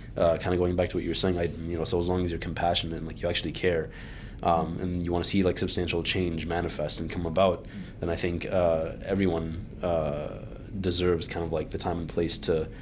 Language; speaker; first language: English; early bilingual, other home language; Arabic